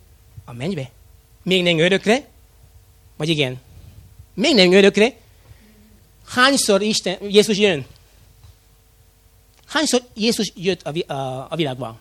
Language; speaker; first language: Hungarian; non-native, fluent; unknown